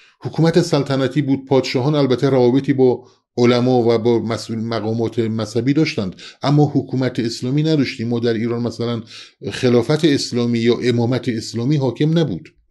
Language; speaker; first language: Persian; non-native, local second language; Central Kurdish